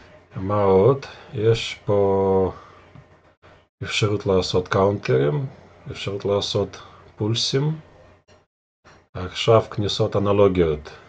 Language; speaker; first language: Hebrew; non-native, fluent; Russian